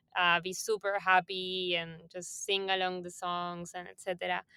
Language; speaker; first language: English; non-native, fluent; Spanish